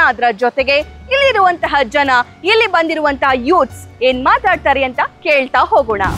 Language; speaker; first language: Kannada; native; Kannada